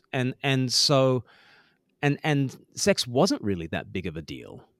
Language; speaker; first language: English; native; English